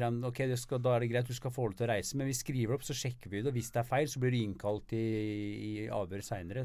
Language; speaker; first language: Norwegian; native; Norwegian